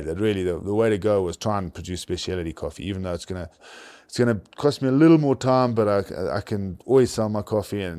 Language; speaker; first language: English; native; English